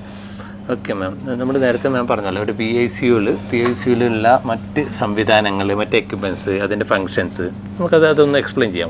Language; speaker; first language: Malayalam; native; Malayalam